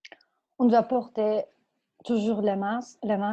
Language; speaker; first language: French; non-native, fluent; Spanish